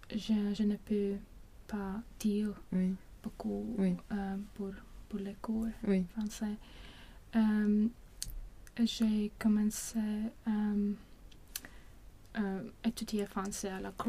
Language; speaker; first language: French; non-native, learner; Swedish